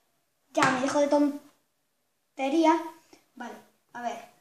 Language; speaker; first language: Spanish; native; Spanish